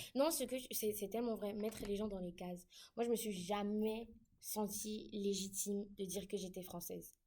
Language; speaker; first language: French; native; French